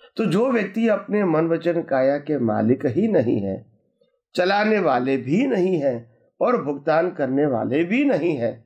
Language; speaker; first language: Hindi; non-native, local second language; Gujarati